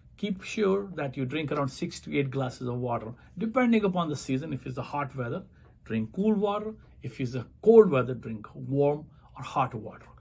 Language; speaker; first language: English; non-native, local second language; Punjabi